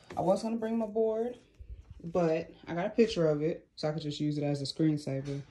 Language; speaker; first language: English; native; English